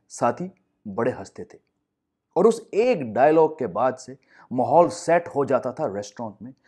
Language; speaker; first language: Hindi; non-native, local second language; English